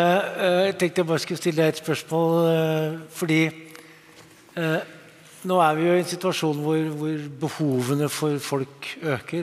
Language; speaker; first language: Norwegian; native; Norwegian